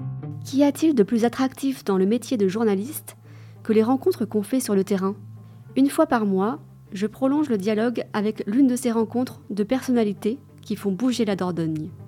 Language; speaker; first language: French; native; French